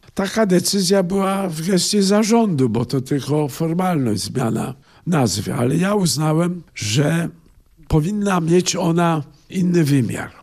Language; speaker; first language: Polish; native; Polish